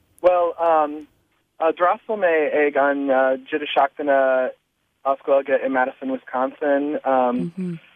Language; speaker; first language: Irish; non-native, learner; English